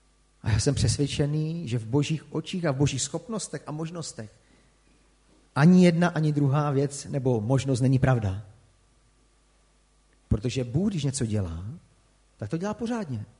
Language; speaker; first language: Czech; native; Czech